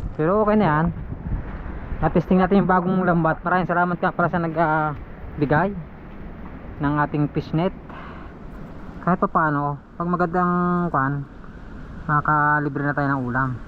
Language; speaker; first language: Filipino; native; Filipino